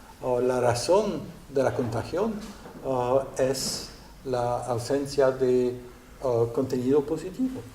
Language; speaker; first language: Spanish; non-native, learner; French